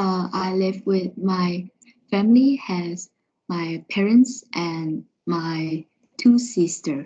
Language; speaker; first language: English; non-native, learner; Vietnamese